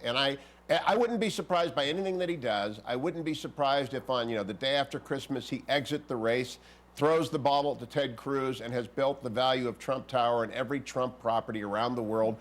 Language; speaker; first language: English; native; English